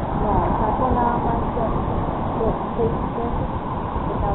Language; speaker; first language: Spanish; native; Spanish